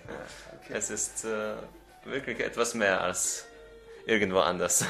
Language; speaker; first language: German; non-native, learner; Bulgarian